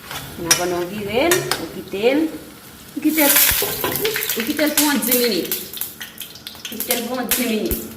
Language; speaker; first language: French; non-native, learner; Haitian Creole